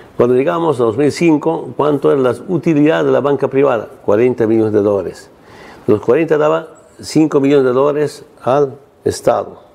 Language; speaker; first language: Spanish; non-native, local second language; Aymara